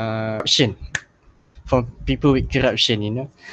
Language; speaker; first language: English; non-native, local second language; Malay